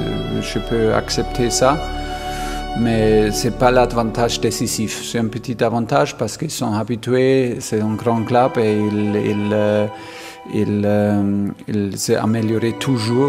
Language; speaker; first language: French; non-native, fluent; German